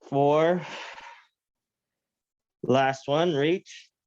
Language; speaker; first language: English; native; English